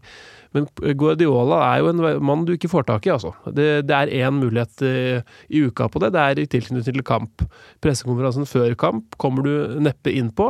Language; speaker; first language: Norwegian; native; Norwegian